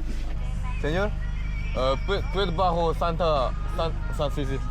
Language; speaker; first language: Spanish; non-native, learner; Korean